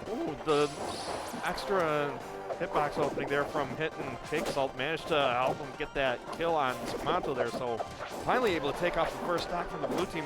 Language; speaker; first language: English; native; English